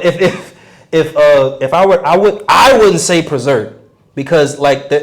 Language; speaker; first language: English; native; English